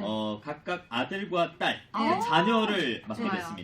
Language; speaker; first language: Korean; native; Korean